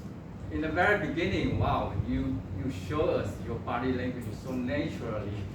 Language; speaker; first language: English; non-native, local second language; Chinese